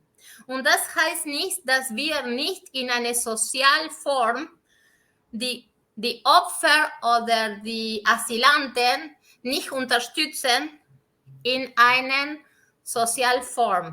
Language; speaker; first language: German; non-native, fluent; Spanish